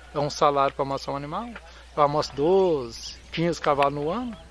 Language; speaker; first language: Portuguese; native; Portuguese